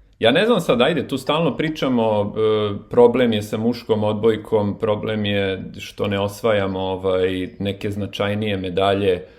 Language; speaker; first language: Bosnian; native; Bosnian